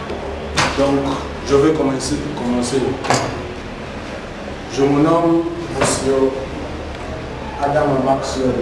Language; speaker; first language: French; non-native, learner; Igbo